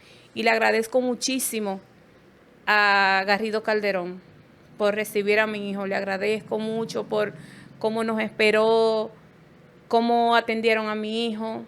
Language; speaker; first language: Spanish; native; Spanish